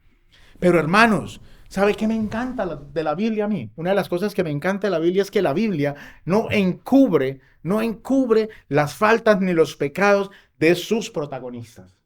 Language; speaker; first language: Spanish; native; Spanish